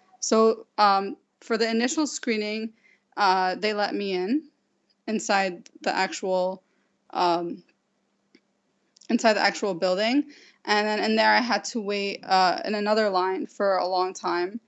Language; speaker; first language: English; native; English